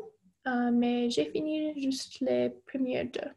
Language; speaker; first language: French; non-native, fluent; English